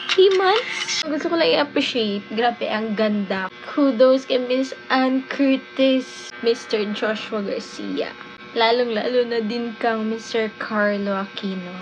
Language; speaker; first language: Filipino; non-native, local second language; Cebuano